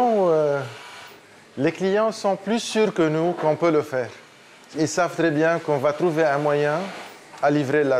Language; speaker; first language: French; non-native, local second language; Arabic